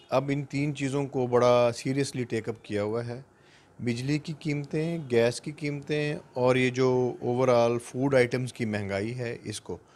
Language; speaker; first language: Urdu; non-native, local second language; Punjabi